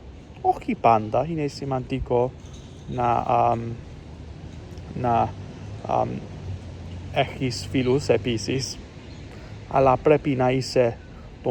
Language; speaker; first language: Greek; non-native, learner; English